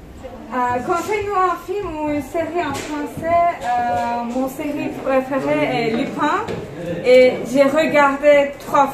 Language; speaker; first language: French; non-native, learner; Turkish